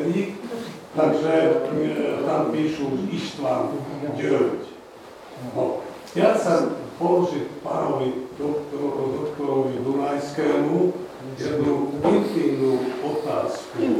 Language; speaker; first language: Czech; non-native, fluent; Hungarian